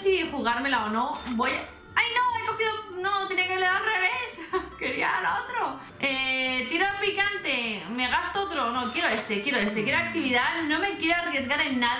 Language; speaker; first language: Spanish; native; Spanish